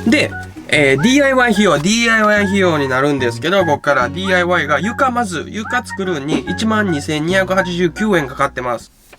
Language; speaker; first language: Japanese; native; Japanese